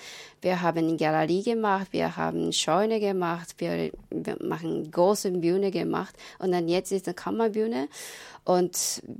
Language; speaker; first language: German; non-native, learner; Japanese